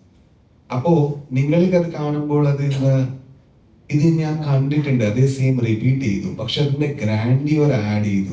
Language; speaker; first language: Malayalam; non-native, learner; Kannada